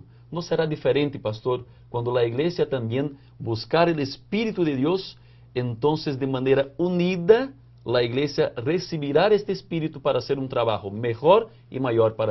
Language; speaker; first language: Spanish; non-native, fluent; Portuguese